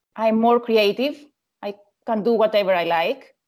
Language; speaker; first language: English; non-native, learner; Greek